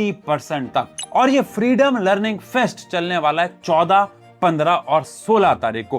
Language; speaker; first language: Hindi; native; Hindi